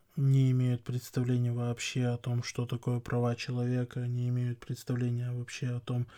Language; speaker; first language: Russian; non-native, local second language; Chechen